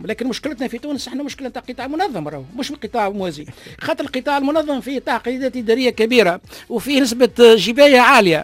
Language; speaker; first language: Arabic; native; Arabic